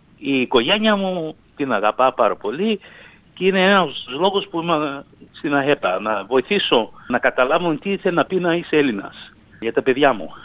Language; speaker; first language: Greek; early bilingual, heritage; Greek